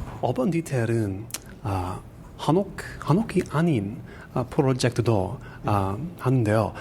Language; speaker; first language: Korean; non-native, learner; English